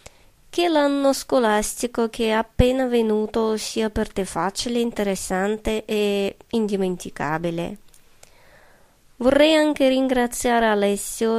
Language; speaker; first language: Italian; non-native, fluent; Russian